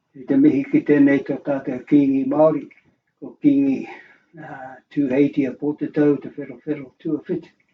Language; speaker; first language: Māori; native; Māori